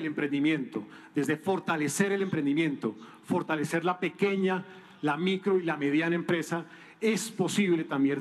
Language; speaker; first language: Spanish; native; Spanish